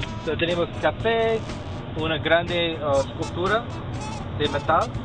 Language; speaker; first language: Spanish; non-native, learner; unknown